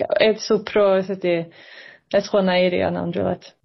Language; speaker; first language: Georgian; early bilingual, heritage; Swedish